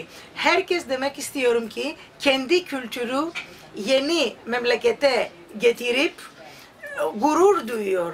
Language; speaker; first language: Turkish; non-native, fluent; Greek